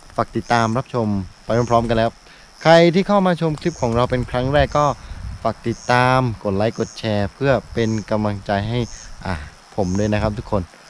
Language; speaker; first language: Thai; non-native, local second language; Karen languages